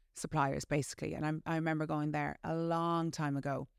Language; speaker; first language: English; native; English